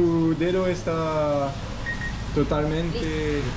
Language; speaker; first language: Spanish; non-native, learner; French